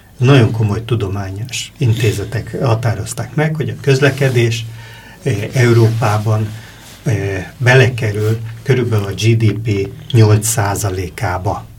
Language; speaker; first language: Hungarian; native; Hungarian